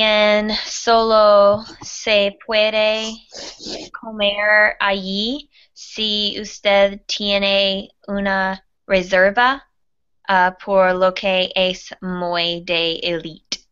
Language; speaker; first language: Spanish; non-native, learner; English